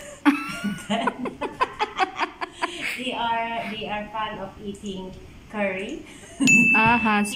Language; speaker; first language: English; non-native, local second language; Filipino